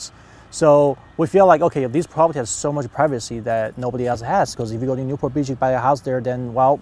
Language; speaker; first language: English; non-native, fluent; Chinese